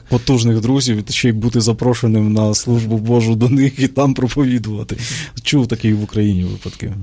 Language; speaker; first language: Ukrainian; native; Ukrainian